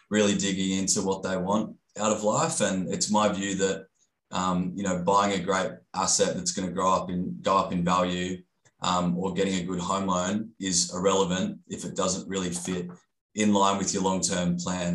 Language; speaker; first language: English; native; English